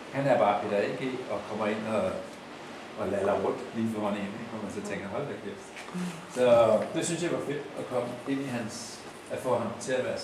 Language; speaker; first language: Danish; native; Danish